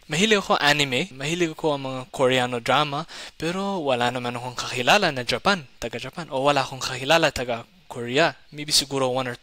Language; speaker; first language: Filipino; non-native, fluent; Somali